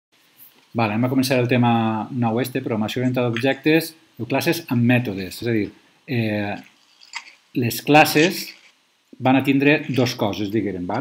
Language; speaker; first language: Catalan; native; Catalan